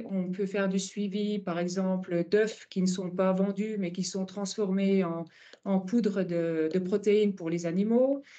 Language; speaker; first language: French; native; French